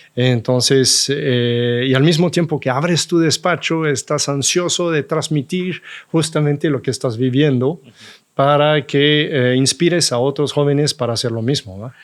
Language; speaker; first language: Spanish; non-native, fluent; French